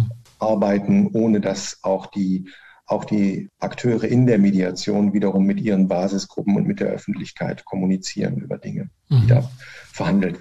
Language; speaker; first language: German; native; German